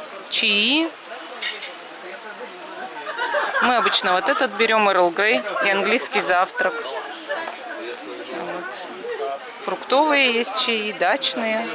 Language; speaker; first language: Russian; native; Russian